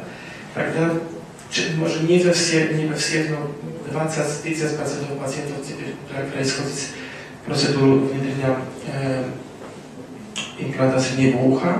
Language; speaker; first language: Russian; non-native, fluent; Polish